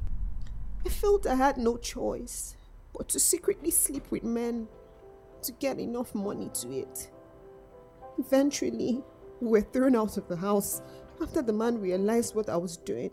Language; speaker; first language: English; non-native, local second language; Yoruba